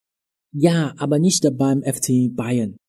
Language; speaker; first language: German; non-native, fluent; Chinese